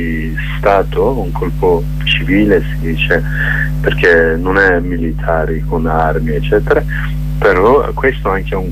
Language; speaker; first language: Italian; non-native, learner; Kurdish